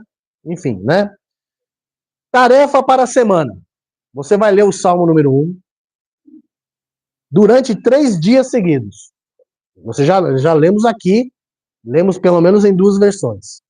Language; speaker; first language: Portuguese; native; Portuguese